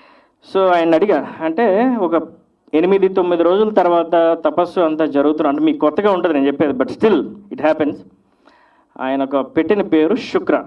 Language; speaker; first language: Telugu; native; Telugu